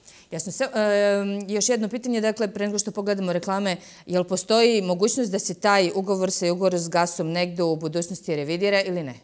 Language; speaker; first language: Serbian; native; Serbian